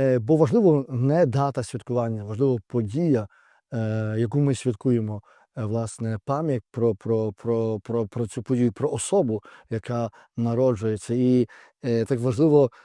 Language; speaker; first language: Ukrainian; native; Ukrainian